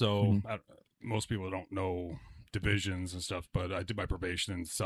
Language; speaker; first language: English; native; English